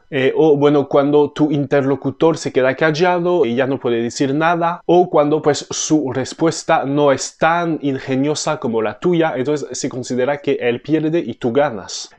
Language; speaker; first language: Spanish; non-native, fluent; French